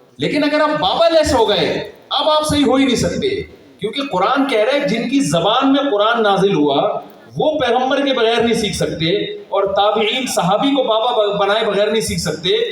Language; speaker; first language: Urdu; native; Urdu